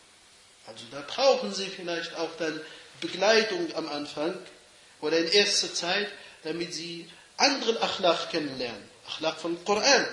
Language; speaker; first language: German; non-native, fluent; Arabic